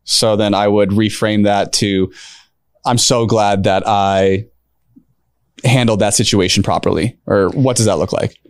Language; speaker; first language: English; native; English